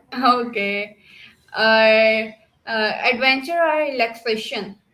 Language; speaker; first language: English; non-native, local second language; Urdu